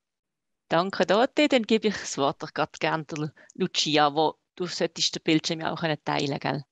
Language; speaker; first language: German; native; German